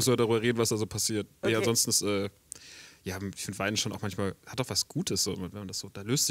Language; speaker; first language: German; native; German